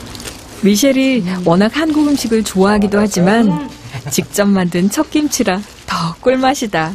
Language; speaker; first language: Korean; native; Korean